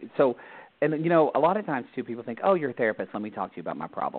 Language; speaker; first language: English; native; English